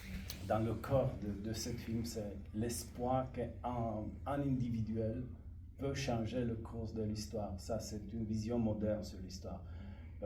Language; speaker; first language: French; non-native, fluent; Romanian